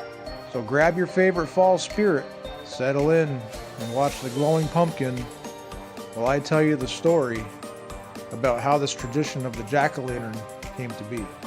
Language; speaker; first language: English; native; English